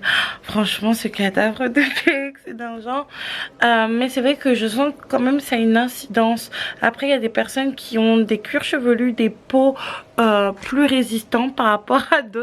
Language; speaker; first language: French; native; French